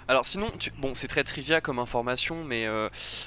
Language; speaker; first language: French; native; French